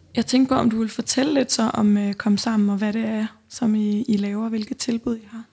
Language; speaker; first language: Danish; native; Danish